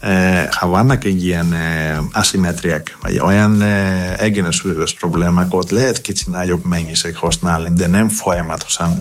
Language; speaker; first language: Hungarian; non-native, learner; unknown